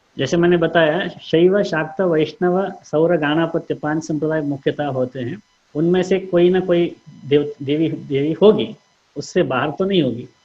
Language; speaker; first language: Hindi; non-native, local second language; Kannada